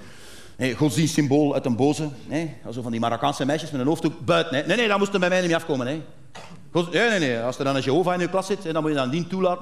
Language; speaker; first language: Dutch; native; Dutch